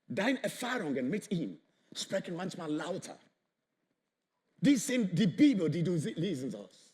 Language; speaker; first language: German; non-native, fluent; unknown